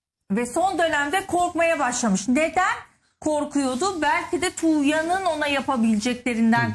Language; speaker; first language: Turkish; native; Turkish